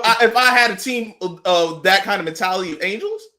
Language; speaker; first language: English; native; English